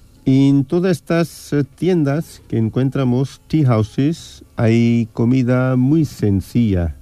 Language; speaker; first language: Spanish; non-native, fluent; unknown